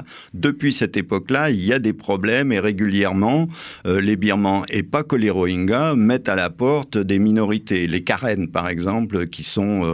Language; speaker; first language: French; native; French